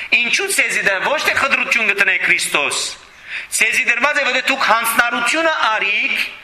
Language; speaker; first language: Armenian; early bilingual, heritage; Armenian